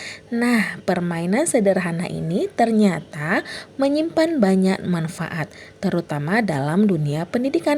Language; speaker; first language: Indonesian; native; Indonesian